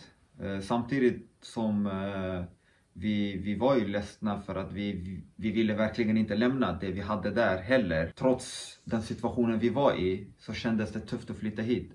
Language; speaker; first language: Swedish; early bilingual, other home language; Kurdish